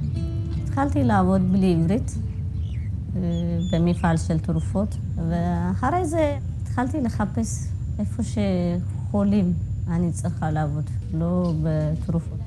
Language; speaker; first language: Hebrew; non-native, fluent; Amharic